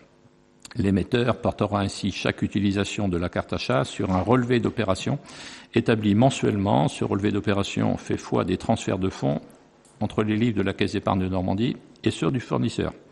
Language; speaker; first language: French; native; French